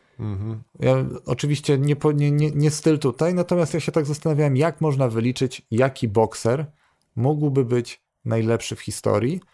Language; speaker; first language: Polish; native; Polish